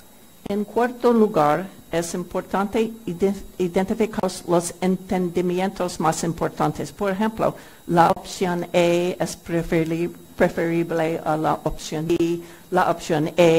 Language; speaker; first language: Spanish; non-native, fluent; English